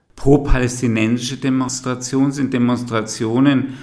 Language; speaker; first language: German; non-native, fluent; Hebrew